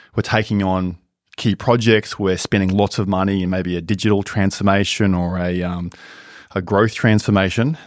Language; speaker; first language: English; native; English